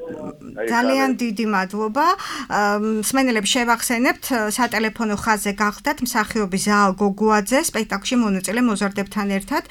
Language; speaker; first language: Georgian; native; Georgian